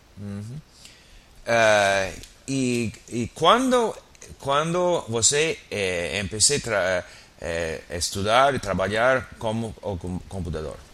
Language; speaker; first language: Portuguese; non-native, learner; English